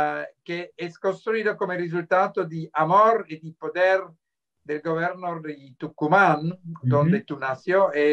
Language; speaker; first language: Spanish; non-native, fluent; Swiss German